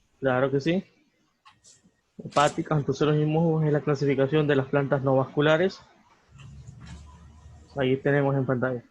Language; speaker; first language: Spanish; native; Spanish